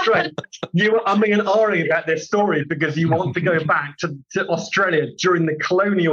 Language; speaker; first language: English; native; English